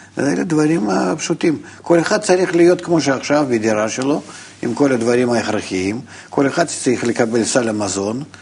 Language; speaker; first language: Hebrew; non-native, fluent; Russian